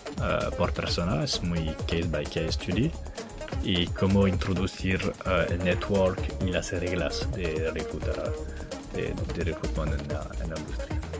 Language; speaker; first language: Spanish; non-native, learner; French